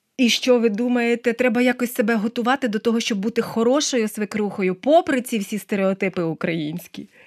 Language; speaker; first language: Ukrainian; native; Ukrainian